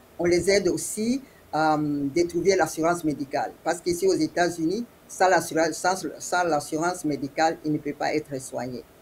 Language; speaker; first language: French; non-native, local second language; Swahili